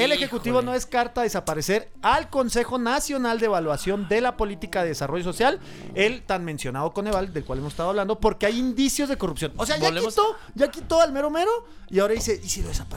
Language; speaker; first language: Spanish; native; Spanish